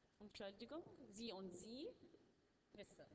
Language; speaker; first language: German; non-native, learner; Arabic